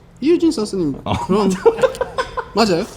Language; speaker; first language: Korean; non-native, fluent; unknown